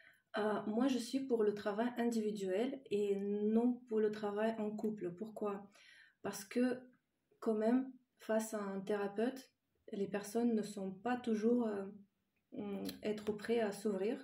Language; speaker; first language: French; non-native, fluent; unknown